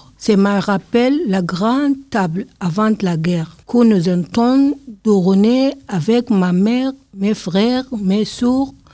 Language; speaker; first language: French; non-native, learner; Arabic